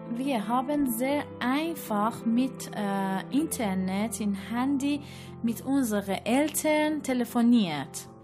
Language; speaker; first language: German; non-native, fluent; Persian